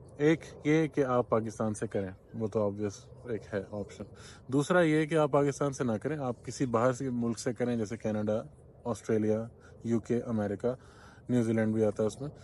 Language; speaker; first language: Urdu; native; Urdu